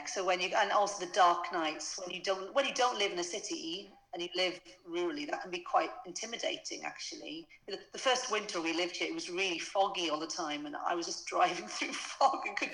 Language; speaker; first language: English; native; English